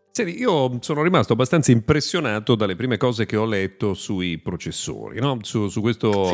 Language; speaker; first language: Italian; native; Italian